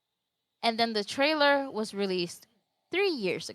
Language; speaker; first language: English; native; English